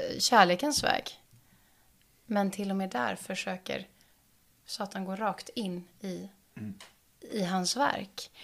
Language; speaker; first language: Swedish; native; Swedish